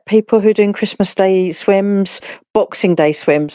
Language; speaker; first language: English; native; English